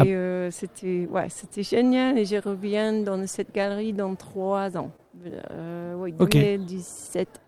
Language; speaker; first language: French; non-native, fluent; English